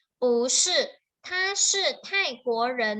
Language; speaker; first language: Chinese; non-native, fluent; Thai